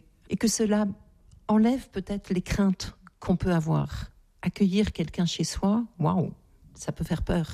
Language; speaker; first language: French; native; French